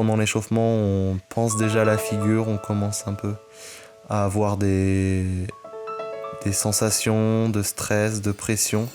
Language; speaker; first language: French; native; French